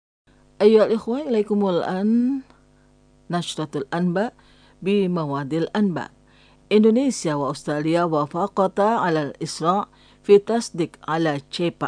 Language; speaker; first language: Arabic; non-native, fluent; Indonesian